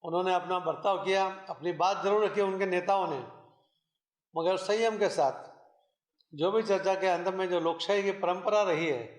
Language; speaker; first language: Hindi; non-native, local second language; Gujarati